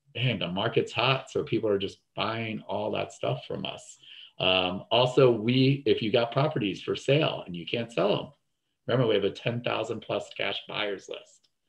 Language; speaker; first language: English; native; English